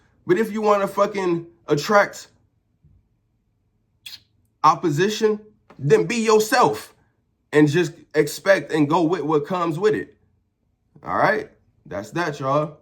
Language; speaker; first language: English; native; English